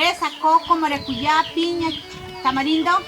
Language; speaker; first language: Spanish; native; Spanish